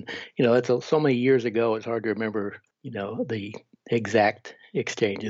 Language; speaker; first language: English; native; English